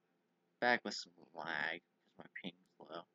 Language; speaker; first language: English; native; English